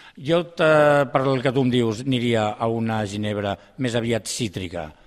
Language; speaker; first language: Catalan; native; Catalan